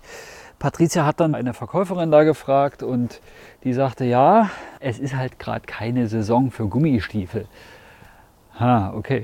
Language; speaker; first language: German; native; German